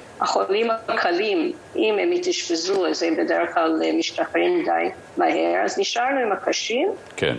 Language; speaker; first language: Hebrew; non-native, fluent; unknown